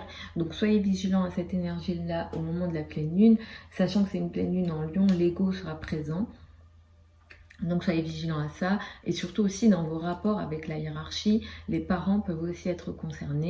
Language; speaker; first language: French; native; French